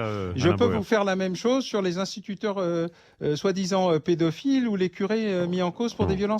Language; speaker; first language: French; native; French